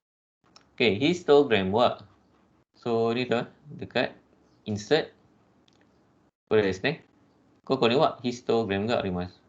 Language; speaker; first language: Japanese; non-native, fluent; Malay